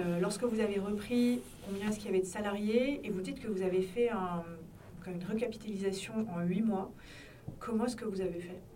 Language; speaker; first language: French; native; French